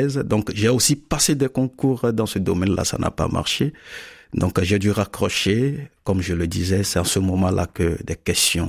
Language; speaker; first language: French; non-native, local second language; Ewe